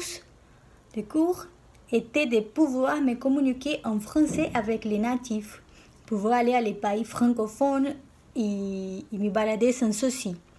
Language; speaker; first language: French; non-native, learner; Portuguese